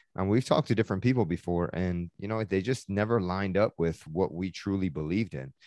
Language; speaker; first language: English; early bilingual, other home language; Persian